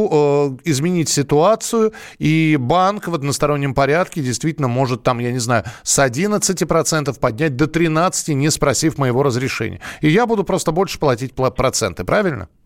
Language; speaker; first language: Russian; native; Russian